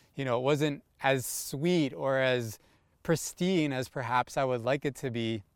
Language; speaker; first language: English; native; English